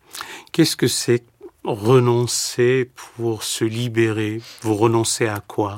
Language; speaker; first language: French; native; French